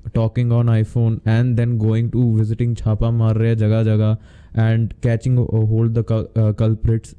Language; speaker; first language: Hindi; native; Hindi